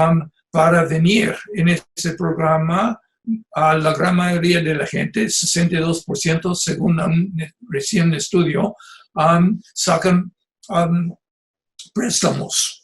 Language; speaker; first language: Spanish; non-native, fluent; English